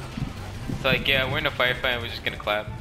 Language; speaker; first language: English; native; English